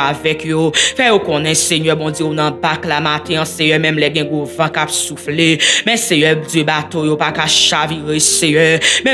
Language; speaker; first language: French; non-native, local second language; Haitian Creole